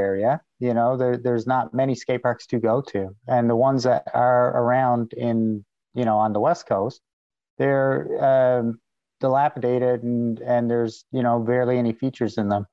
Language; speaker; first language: English; native; English